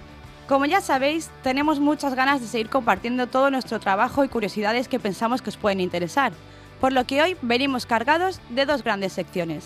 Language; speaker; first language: Spanish; native; Spanish